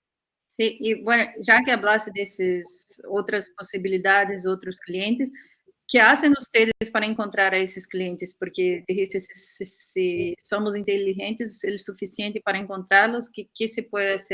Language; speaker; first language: Spanish; non-native, fluent; Portuguese